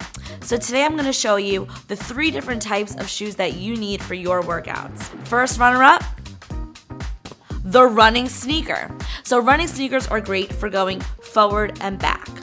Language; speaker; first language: English; native; English